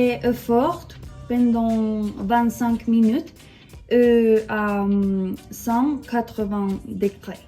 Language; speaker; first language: French; non-native, learner; Spanish